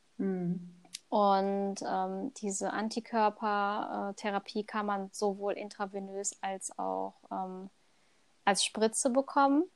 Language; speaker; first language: German; early bilingual, other home language; Thai